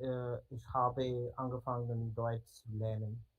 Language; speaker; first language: German; non-native, learner; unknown